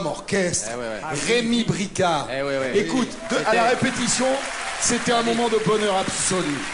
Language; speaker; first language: French; native; French